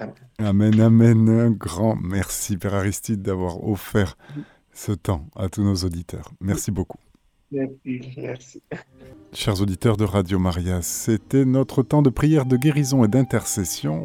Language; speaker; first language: French; native; French